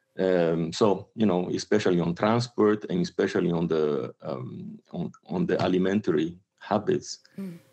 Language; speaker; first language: English; non-native, fluent; Italian